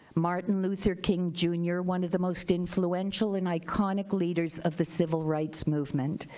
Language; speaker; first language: English; native; English